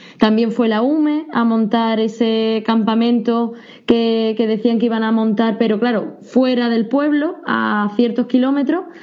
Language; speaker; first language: Spanish; native; Spanish